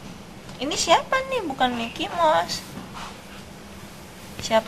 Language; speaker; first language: Indonesian; native; Indonesian